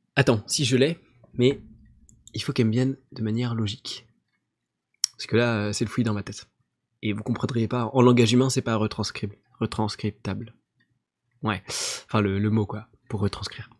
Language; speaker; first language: French; native; French